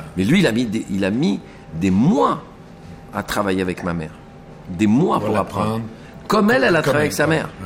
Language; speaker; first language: French; native; French